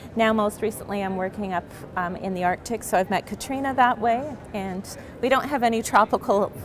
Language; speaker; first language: English; native; English